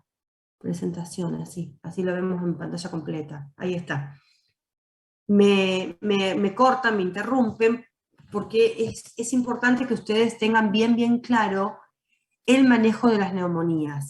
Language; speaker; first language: Spanish; native; Spanish